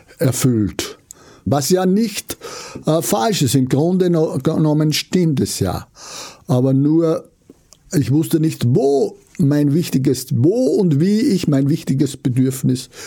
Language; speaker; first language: German; native; German